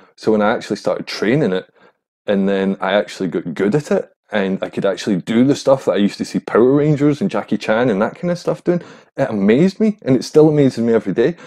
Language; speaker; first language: English; native; English